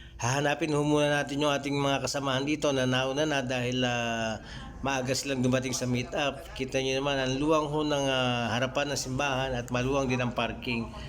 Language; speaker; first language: Filipino; native; Filipino